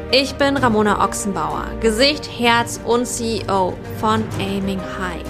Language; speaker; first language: German; native; German